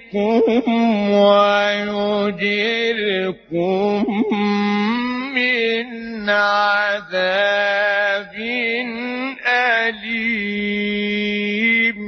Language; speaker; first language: Arabic; native; Arabic